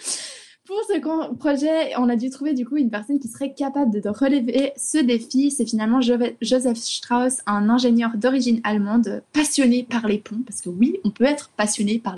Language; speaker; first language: French; native; French